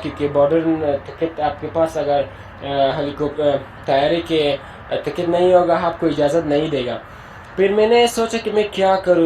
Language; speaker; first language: Hindi; non-native, learner; Persian